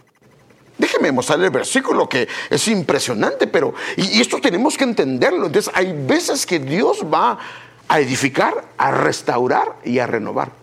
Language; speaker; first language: Spanish; native; Spanish